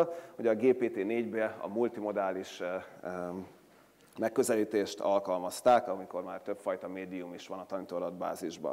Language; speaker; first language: Hungarian; native; Hungarian